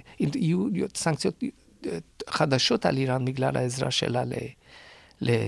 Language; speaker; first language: Hebrew; non-native, fluent; Persian